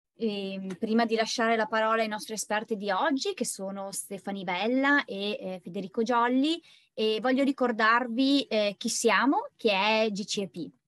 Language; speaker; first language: Italian; native; Italian